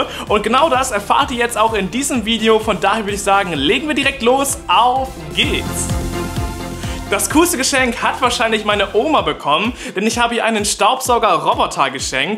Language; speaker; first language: German; native; German